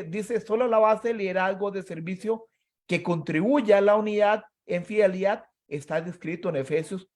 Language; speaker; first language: Spanish; native; Spanish